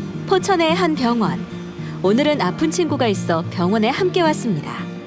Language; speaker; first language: Korean; native; Korean